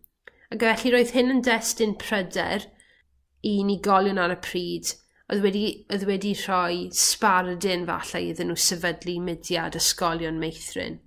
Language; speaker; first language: Welsh; native; Welsh